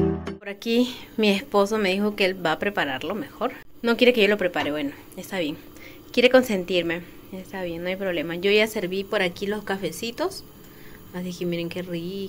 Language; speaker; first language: Spanish; native; Spanish